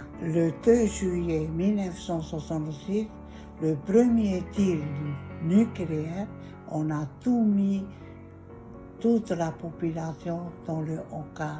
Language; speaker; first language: French; non-native, local second language; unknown